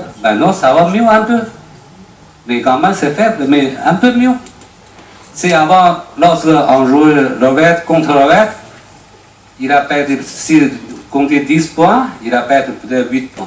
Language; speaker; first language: French; non-native, learner; Chinese